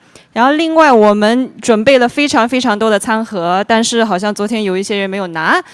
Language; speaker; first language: Chinese; native; Chinese